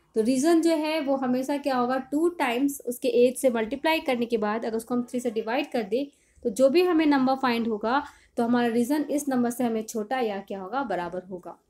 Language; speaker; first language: Hindi; native; Hindi